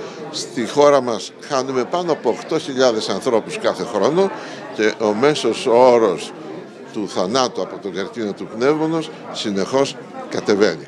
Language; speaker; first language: Greek; native; Greek